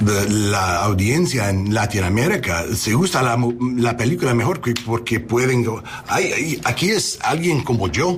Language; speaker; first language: Spanish; non-native, fluent; English